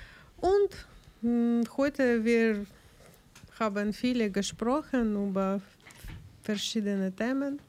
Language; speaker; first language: German; non-native, learner; Ukrainian